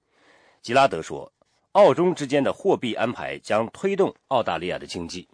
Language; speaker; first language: Chinese; native; Chinese